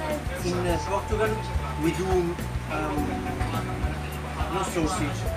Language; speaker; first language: English; non-native, learner; Italian